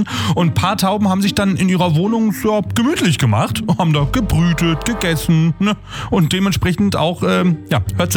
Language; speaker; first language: German; native; German